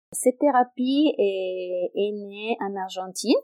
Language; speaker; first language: French; non-native, fluent; Italian